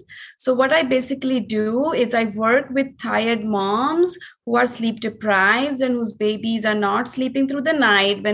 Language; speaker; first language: English; non-native, local second language; Hindi